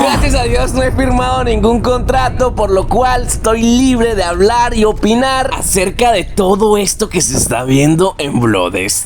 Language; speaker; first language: Spanish; native; Spanish